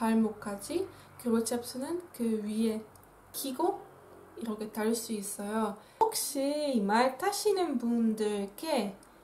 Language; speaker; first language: Korean; non-native, fluent; Dutch